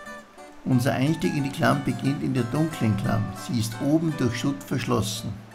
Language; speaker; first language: German; native; German